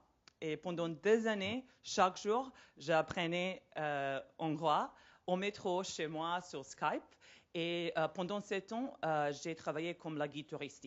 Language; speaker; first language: French; non-native, fluent; Serbian